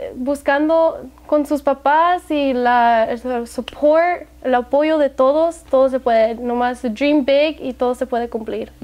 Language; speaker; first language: Spanish; early bilingual, heritage; Spanish